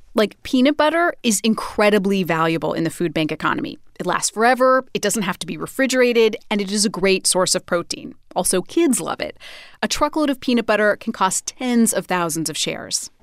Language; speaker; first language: English; native; English